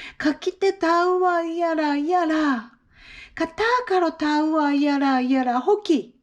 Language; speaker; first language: Māori; non-native, fluent; Japanese